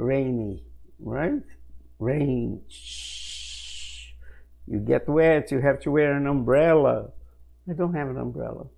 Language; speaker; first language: English; non-native, fluent; Portuguese